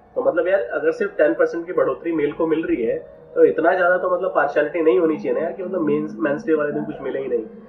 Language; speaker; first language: Hindi; native; Hindi